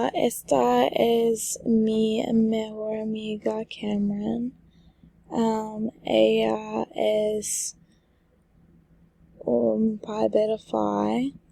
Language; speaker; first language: Spanish; non-native, learner; English